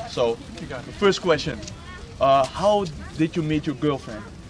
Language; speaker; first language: English; non-native, fluent; Dutch